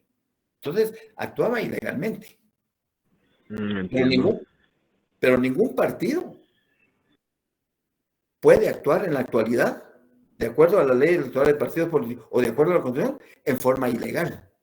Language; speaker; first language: Spanish; native; Spanish